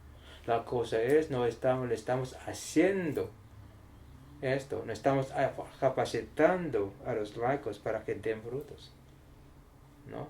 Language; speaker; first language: Spanish; non-native, learner; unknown